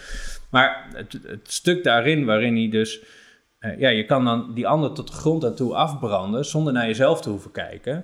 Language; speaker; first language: Dutch; native; Dutch